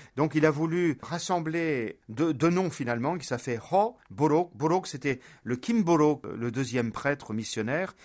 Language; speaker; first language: French; native; French